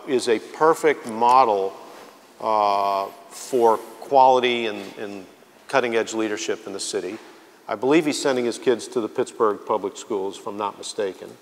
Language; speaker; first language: English; native; English